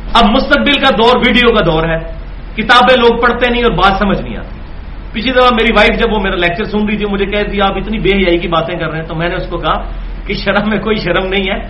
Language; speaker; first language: Urdu; non-native, local second language; Punjabi